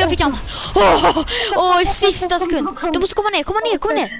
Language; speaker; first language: Swedish; native; Swedish